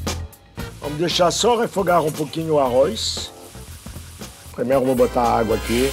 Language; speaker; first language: Portuguese; non-native, fluent; French